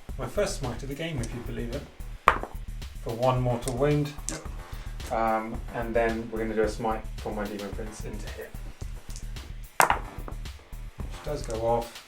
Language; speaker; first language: English; native; English